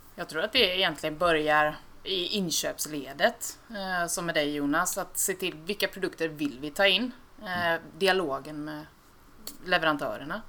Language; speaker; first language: Swedish; native; Swedish